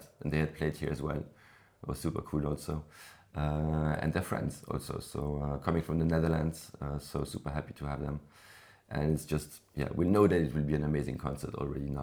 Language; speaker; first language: English; non-native, fluent; French